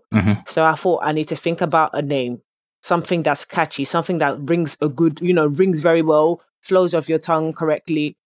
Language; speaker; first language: English; early bilingual, other home language; Dutch